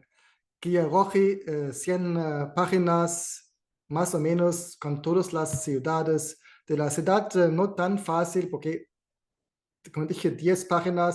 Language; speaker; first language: Spanish; non-native, fluent; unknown